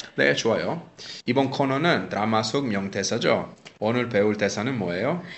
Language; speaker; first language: Korean; non-native, fluent; Italian